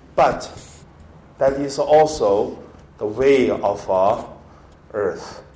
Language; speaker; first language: English; non-native, learner; Chinese